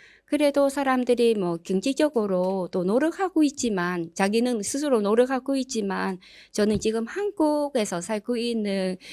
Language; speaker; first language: Korean; non-native, learner; Vietnamese